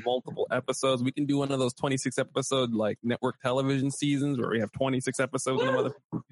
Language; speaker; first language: English; native; English